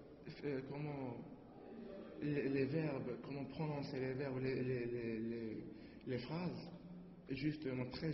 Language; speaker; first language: French; non-native, learner; Arabic